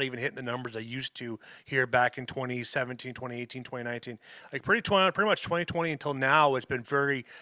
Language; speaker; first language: English; native; English